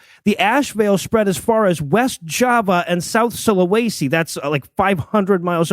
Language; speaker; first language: English; native; English